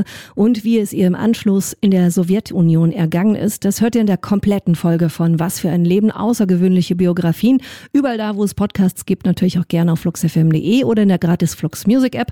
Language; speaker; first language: German; native; German